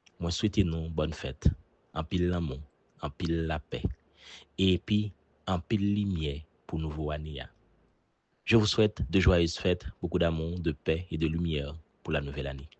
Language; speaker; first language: French; non-native, local second language; Haitian Creole